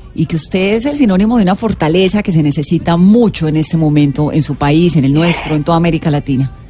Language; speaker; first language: Spanish; native; Spanish